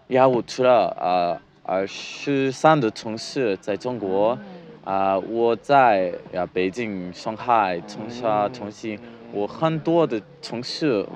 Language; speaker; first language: Chinese; non-native, learner; English